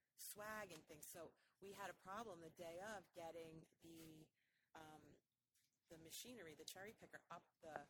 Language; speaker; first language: English; native; English